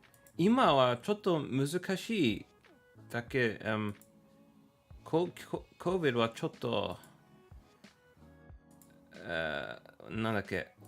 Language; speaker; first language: Japanese; non-native, learner; English